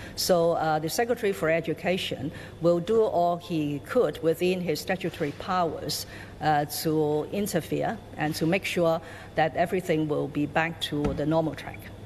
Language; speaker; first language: English; non-native, local second language; Cantonese